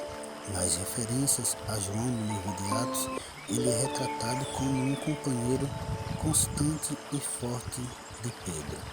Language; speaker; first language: Portuguese; native; Portuguese